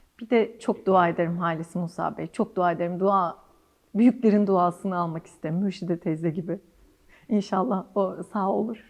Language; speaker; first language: Turkish; native; Turkish